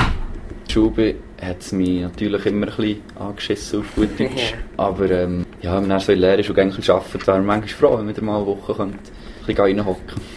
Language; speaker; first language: German; native; German